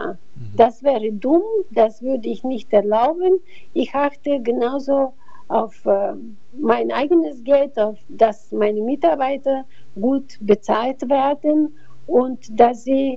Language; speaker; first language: German; non-native, fluent; Bulgarian